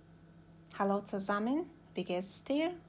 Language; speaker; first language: German; non-native, learner; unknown